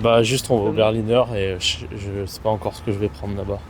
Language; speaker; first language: French; native; French